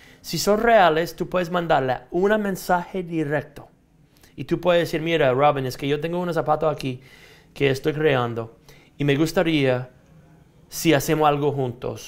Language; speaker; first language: Spanish; non-native, fluent; English